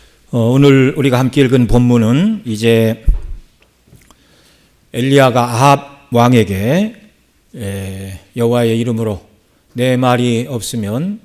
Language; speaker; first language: Korean; native; Korean